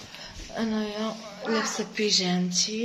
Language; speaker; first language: Arabic; native; Arabic